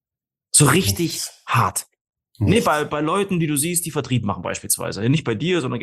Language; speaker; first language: German; native; German